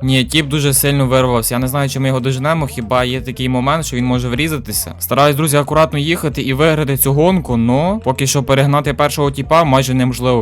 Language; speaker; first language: Ukrainian; native; Ukrainian